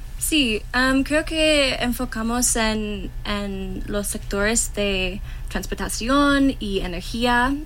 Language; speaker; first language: Spanish; non-native, learner; English